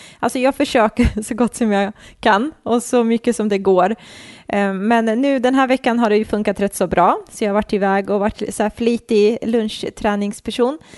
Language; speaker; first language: Swedish; early bilingual, other home language; Croatian